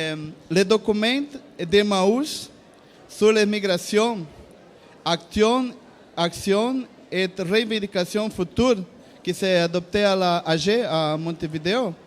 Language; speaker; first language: French; non-native, learner; Portuguese